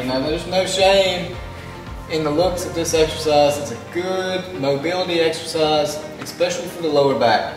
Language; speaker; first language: English; native; English